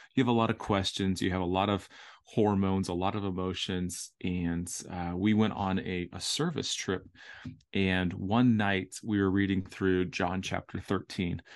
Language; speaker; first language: English; native; English